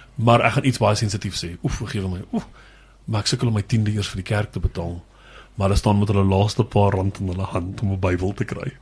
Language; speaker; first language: Afrikaans; native; Afrikaans